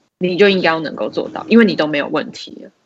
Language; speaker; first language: Chinese; native; Chinese